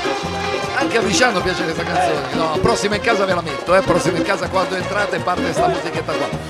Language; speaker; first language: Italian; native; Italian